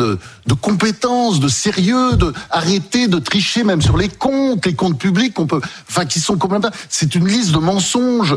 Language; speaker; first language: French; native; French